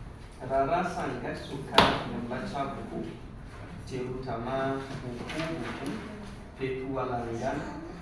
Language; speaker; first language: Indonesian; non-native, learner; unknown